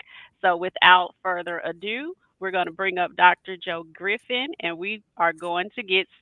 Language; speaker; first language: English; native; English